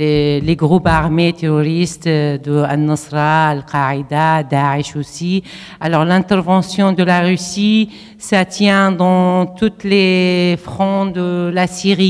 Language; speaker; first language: French; non-native, fluent; Arabic